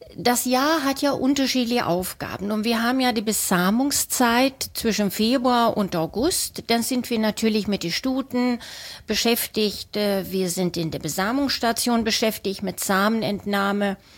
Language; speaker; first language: German; non-native, fluent; Swedish